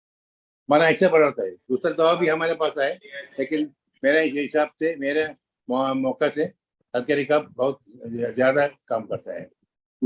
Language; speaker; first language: Hindi; non-native, local second language; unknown